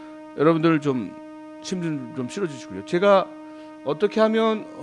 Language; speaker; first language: Korean; native; Korean